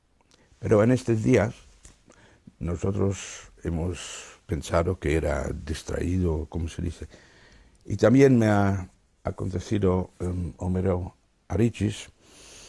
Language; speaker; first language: Spanish; non-native, fluent; Dutch